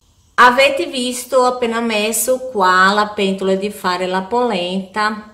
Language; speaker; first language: Italian; non-native, fluent; Portuguese